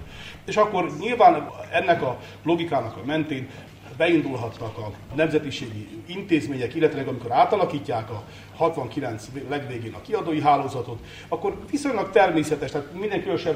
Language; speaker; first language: Hungarian; native; Hungarian